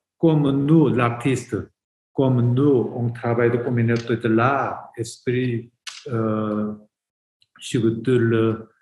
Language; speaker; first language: French; non-native, fluent; Korean